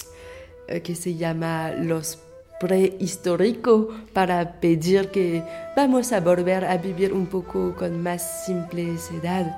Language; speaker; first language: Spanish; non-native, fluent; French